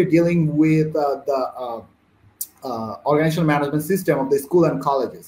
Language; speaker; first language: English; non-native, local second language; Bangla